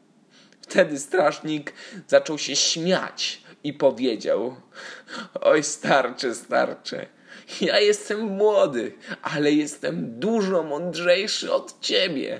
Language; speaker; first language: Polish; native; Polish